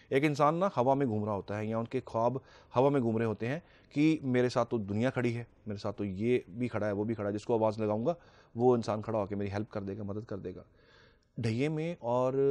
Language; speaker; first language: Hindi; native; Hindi